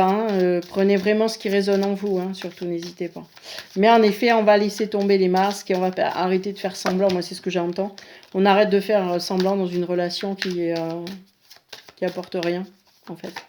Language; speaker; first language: French; native; French